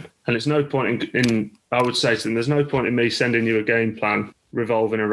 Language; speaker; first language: English; native; English